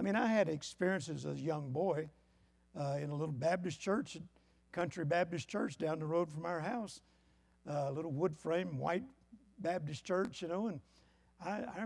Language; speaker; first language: English; native; English